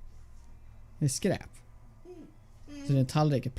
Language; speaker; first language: Swedish; non-native, learner; English